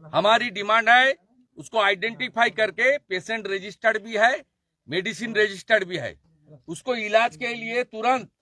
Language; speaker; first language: Hindi; non-native, local second language; Bangla